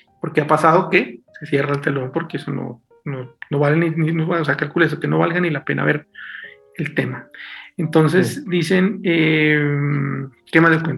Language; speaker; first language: Spanish; native; Spanish